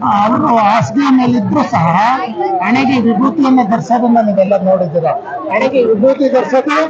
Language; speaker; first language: Kannada; native; Kannada